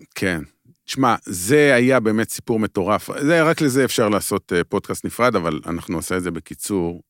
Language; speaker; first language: Hebrew; native; Hebrew